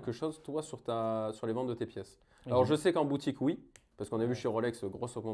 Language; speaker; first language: French; native; French